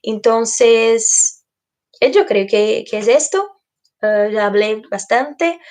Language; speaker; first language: Spanish; non-native, fluent; Portuguese